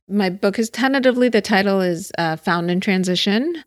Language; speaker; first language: English; native; English